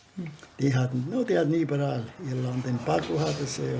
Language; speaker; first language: German; early bilingual, heritage; German